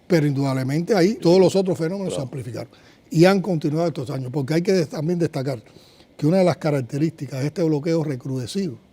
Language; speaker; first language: Spanish; native; Spanish